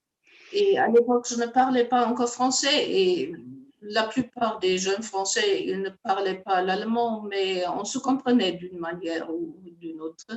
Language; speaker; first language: French; non-native, fluent; German